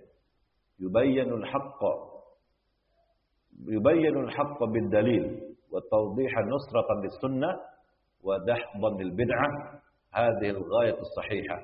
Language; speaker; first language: Arabic; non-native, fluent; Indonesian